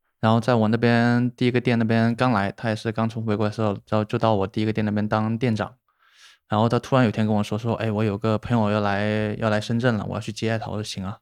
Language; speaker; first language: Chinese; native; Chinese